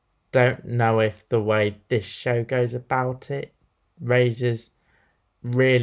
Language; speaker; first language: English; native; English